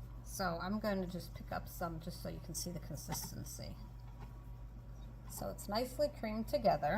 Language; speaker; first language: English; native; English